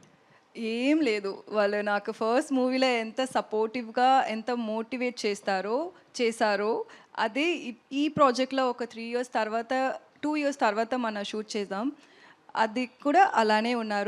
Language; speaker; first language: Telugu; non-native, local second language; Tamil